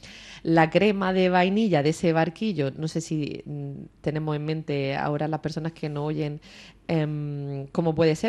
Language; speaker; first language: Spanish; native; Spanish